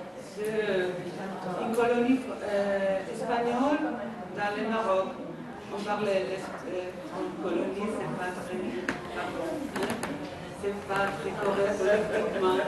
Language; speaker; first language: French; non-native, fluent; Spanish